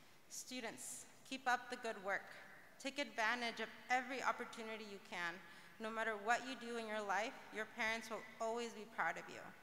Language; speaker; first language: English; early bilingual, other home language; Spanish